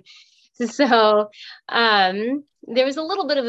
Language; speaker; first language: English; native; English